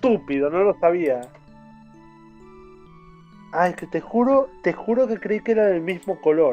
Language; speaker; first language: Spanish; native; Spanish